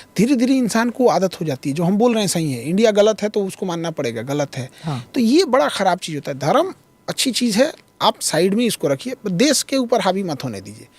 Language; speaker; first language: Hindi; native; Hindi